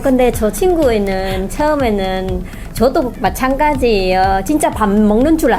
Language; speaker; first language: Korean; non-native, learner; Khmer